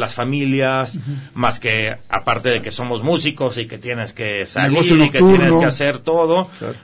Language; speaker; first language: Spanish; native; Spanish